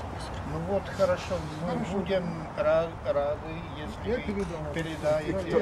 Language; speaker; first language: Russian; non-native, local second language; Czech